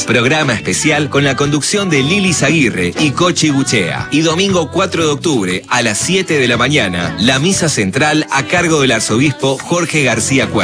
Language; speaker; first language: Spanish; native; Spanish